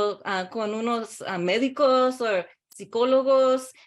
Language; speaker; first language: Spanish; early bilingual, heritage; English